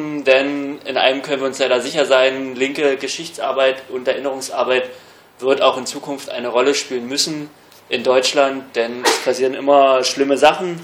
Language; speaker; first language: German; native; German